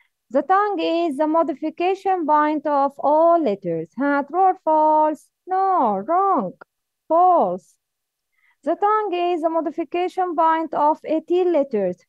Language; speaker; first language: English; non-native, learner; Arabic